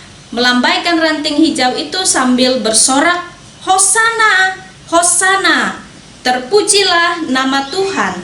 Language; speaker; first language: Indonesian; native; Indonesian